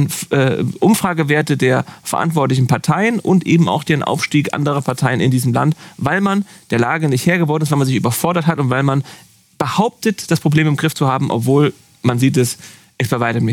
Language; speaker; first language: German; native; German